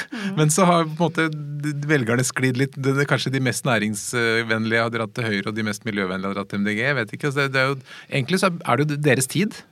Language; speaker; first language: Norwegian; native; Norwegian